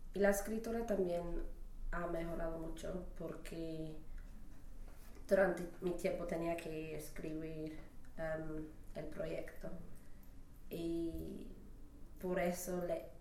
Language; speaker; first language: Spanish; non-native, fluent; English